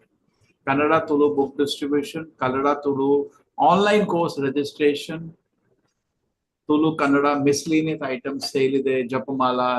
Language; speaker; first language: Kannada; non-native, learner; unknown